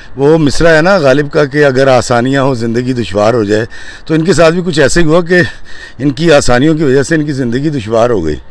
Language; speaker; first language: Urdu; non-native, local second language; Punjabi